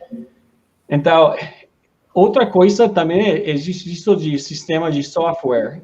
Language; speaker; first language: Portuguese; non-native, learner; Spanish